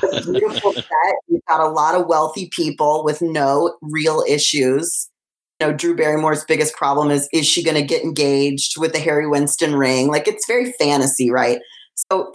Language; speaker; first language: English; native; English